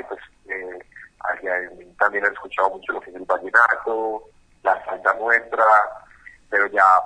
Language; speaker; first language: Spanish; native; Spanish